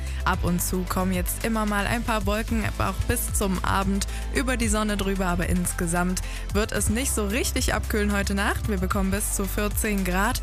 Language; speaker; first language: German; native; German